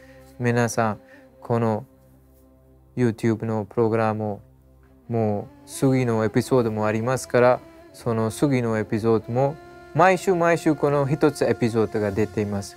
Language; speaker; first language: Japanese; non-native, learner; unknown